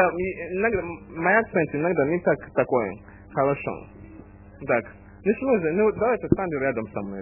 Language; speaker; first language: Russian; non-native, fluent; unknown